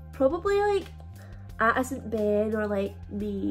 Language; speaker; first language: English; native; English